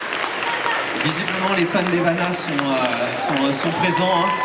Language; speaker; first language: French; native; French